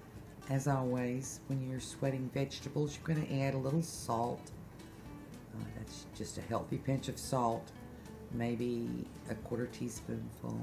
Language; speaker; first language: English; native; English